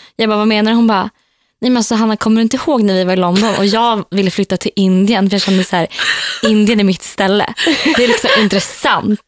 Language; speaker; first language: Swedish; native; Swedish